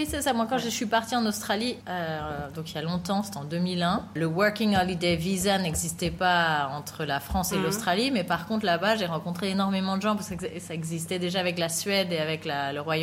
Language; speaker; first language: French; native; French